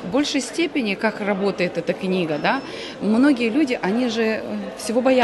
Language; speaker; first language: Polish; non-native, learner; Russian